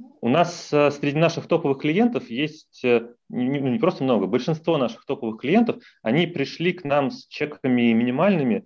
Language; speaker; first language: Russian; native; Russian